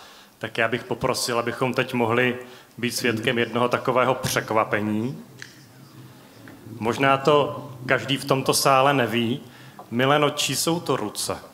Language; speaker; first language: Czech; native; Czech